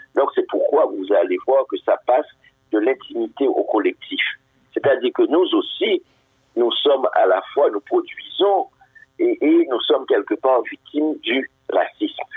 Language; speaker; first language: French; non-native, local second language; Haitian Creole